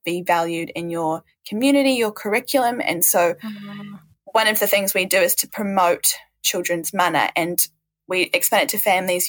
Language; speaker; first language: English; native; English